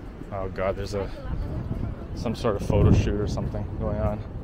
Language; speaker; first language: English; native; English